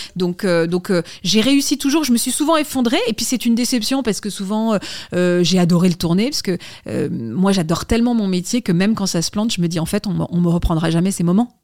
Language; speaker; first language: French; native; French